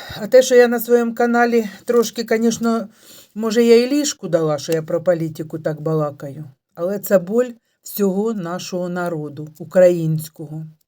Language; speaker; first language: Ukrainian; non-native, local second language; Russian